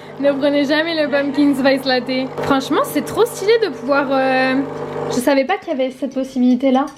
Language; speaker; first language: French; early bilingual, other home language; Portuguese